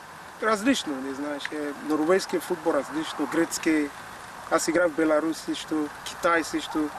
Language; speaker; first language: Bulgarian; non-native, learner; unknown